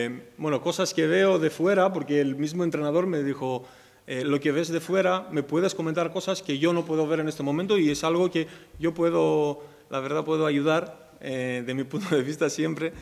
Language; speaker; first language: Spanish; non-native, fluent; Greek